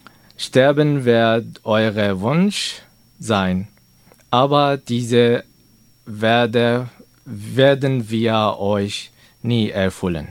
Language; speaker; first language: German; non-native, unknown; Arabic